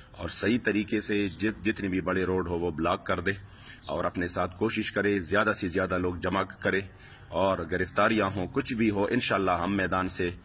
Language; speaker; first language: Urdu; non-native, local second language; Punjabi